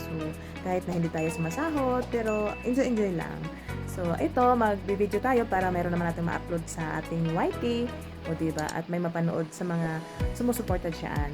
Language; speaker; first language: Filipino; non-native, local second language; Cebuano